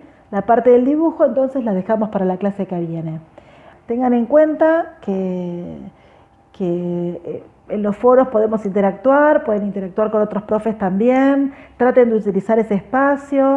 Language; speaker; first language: Spanish; native; Spanish